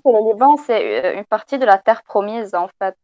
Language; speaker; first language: French; non-native, local second language; Arabic